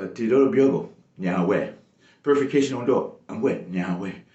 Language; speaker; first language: Spanish; non-native, local second language; English